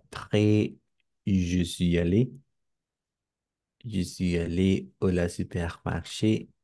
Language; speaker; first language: French; non-native, learner; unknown